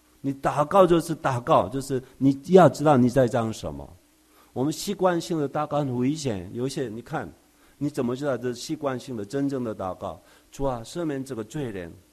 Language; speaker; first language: Chinese; non-native, fluent; Korean